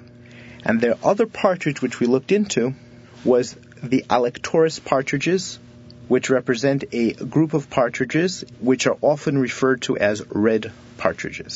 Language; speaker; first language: English; native; English